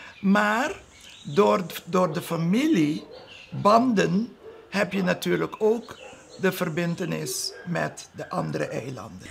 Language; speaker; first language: Dutch; non-native, local second language; Papiamento